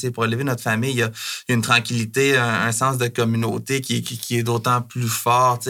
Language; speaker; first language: French; native; French